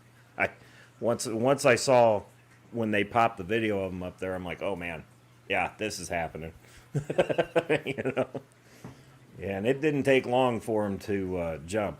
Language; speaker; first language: English; native; English